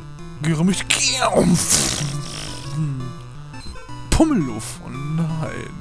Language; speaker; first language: German; native; German